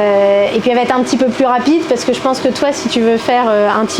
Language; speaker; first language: French; native; French